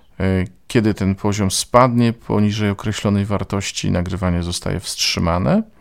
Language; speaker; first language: Polish; native; Polish